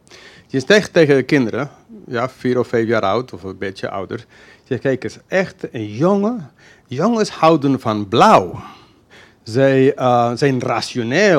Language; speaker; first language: Dutch; non-native, fluent; English